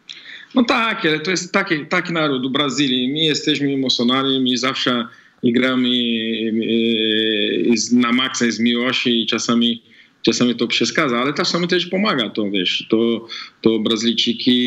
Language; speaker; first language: Polish; non-native, fluent; Portuguese